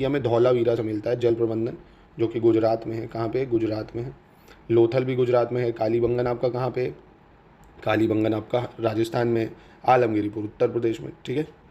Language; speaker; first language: Hindi; native; Hindi